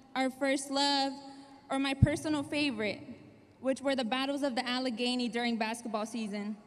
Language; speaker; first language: English; early bilingual, other home language; Spanish